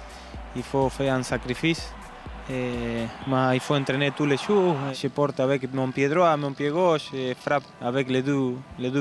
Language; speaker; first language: French; non-native, learner; Spanish